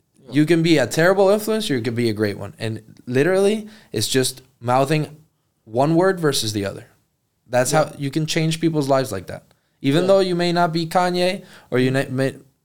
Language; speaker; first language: English; early bilingual, other home language; Spanish